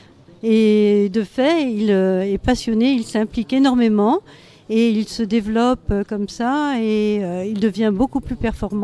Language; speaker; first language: French; native; French